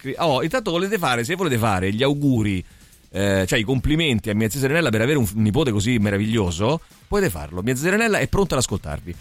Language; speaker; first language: Italian; native; Italian